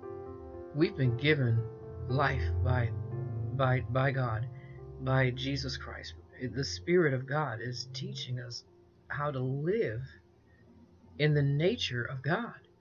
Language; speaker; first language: English; native; English